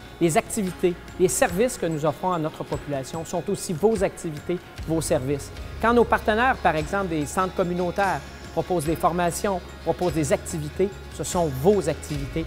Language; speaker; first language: French; native; French